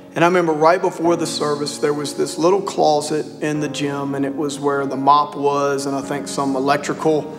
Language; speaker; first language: English; native; English